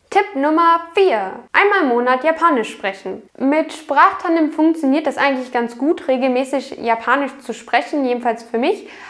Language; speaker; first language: German; native; German